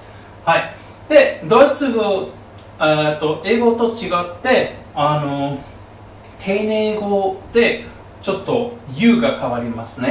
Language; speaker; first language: Japanese; non-native, fluent; German